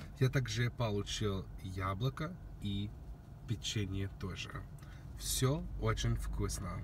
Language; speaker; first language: Russian; non-native, learner; English